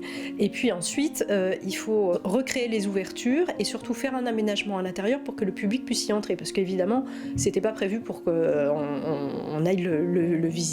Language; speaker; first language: French; native; French